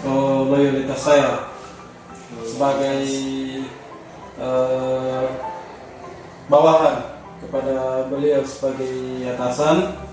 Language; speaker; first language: Indonesian; native; Indonesian